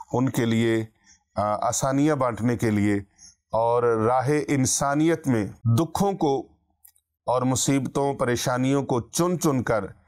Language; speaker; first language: Urdu; non-native, local second language; Punjabi